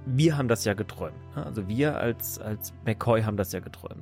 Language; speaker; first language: German; native; German